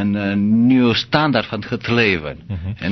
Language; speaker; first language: Dutch; non-native, learner; Romanian